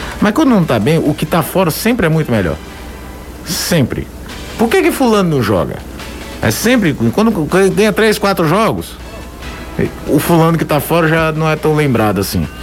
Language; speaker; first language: Portuguese; native; Portuguese